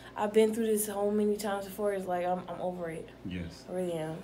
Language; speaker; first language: English; native; English